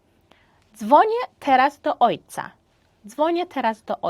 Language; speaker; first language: Polish; non-native, fluent; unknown